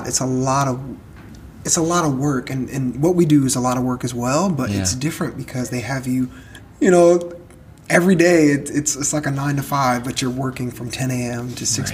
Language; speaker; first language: English; native; English